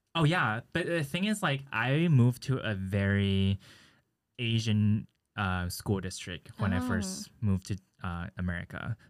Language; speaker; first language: English; early bilingual, other home language; Chinese